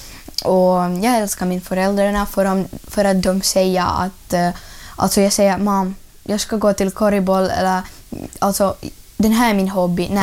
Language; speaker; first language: Swedish; non-native, learner; Russian